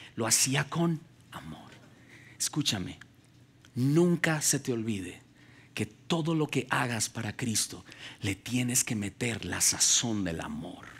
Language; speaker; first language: Spanish; native; Spanish